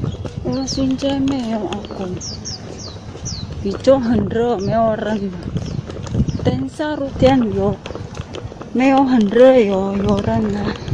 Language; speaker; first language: Chinese; non-native, learner; Indonesian